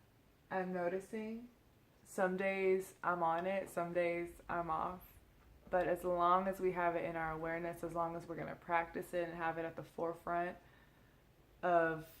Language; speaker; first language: English; native; English